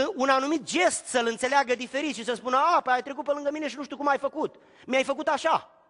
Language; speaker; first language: Romanian; native; Romanian